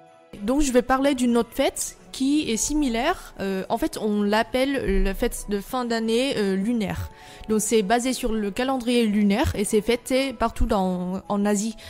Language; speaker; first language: French; non-native, fluent; Vietnamese